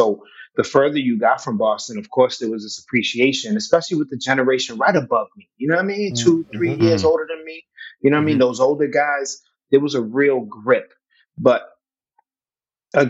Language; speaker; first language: English; native; English